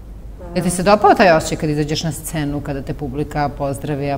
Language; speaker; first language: Serbian; native; Serbian